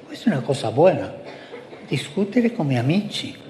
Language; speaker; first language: Italian; non-native, fluent; Spanish